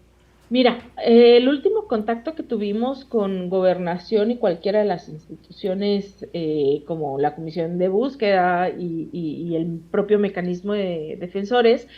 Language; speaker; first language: Spanish; native; Spanish